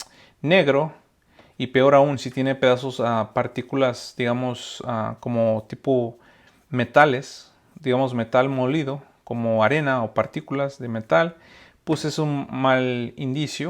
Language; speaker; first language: Spanish; native; Spanish